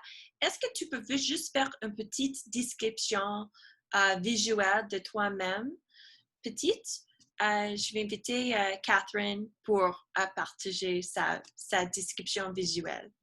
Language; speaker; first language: French; non-native, learner; English